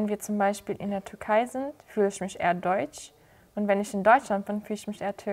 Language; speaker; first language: German; early bilingual, other home language; Turkish